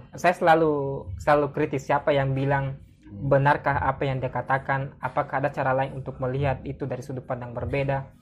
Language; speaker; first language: Indonesian; non-native, local second language; Buginese